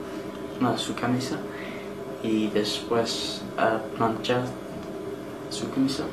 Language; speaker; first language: Spanish; non-native, learner; English